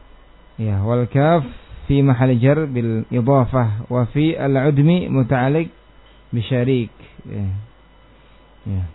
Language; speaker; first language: Arabic; non-native, fluent; Indonesian